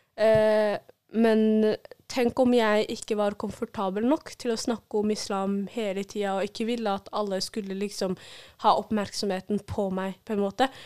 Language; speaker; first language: Norwegian; early bilingual, other home language; Somali